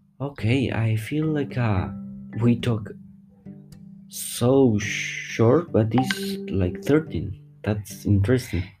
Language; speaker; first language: English; non-native, fluent; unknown